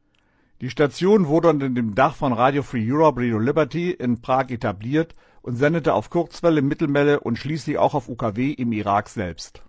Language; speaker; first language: German; native; German